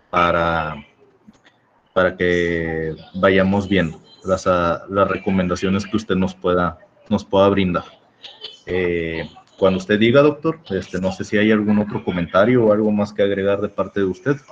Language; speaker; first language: Spanish; native; Spanish